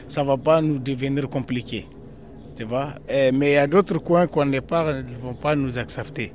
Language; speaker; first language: French; non-native, local second language; Tamasheq